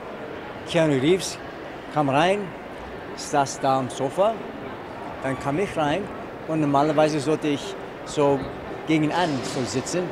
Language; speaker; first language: German; non-native, fluent; English